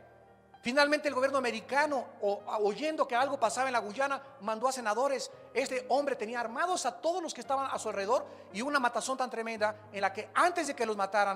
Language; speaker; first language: Spanish; native; Spanish